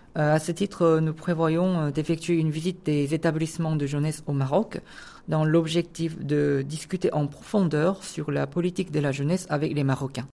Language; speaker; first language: French; non-native, fluent; Korean